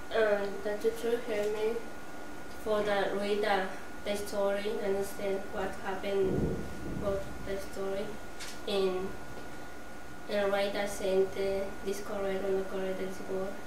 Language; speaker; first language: English; non-native, learner; Spanish